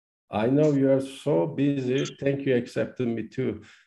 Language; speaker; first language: English; non-native, fluent; Turkish